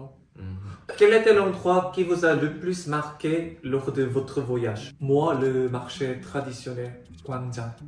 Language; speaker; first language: French; non-native, fluent; Korean